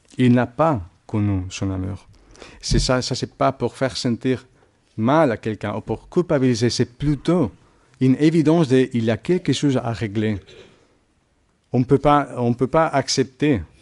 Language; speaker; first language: French; non-native, fluent; Catalan